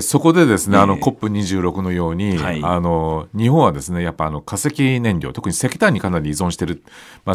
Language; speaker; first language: Japanese; native; Japanese